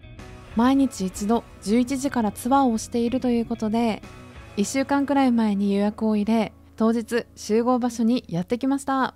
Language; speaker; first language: Japanese; native; Japanese